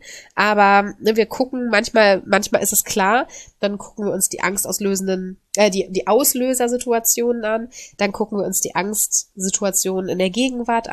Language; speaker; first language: German; native; German